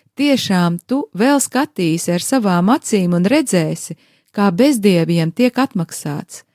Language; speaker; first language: Latvian; native; Latvian